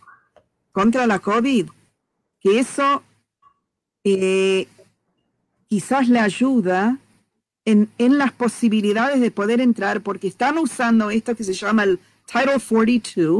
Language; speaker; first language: Spanish; non-native, fluent; English